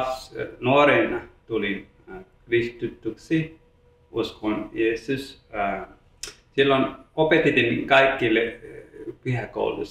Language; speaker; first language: Finnish; non-native, learner; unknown